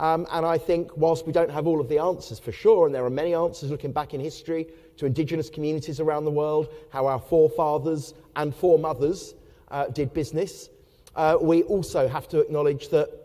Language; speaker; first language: English; native; English